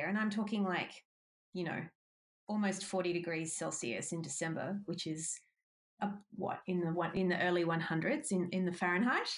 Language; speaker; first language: English; native; English